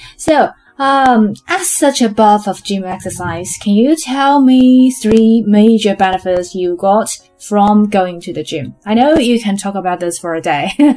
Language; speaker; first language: English; non-native, fluent; Chinese